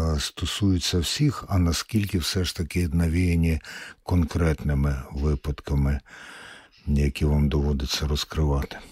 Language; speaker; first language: Ukrainian; native; Ukrainian